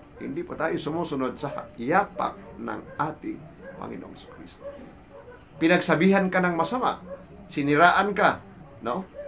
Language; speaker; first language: Filipino; non-native, local second language; Cebuano